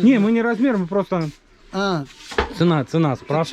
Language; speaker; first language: Russian; native; Russian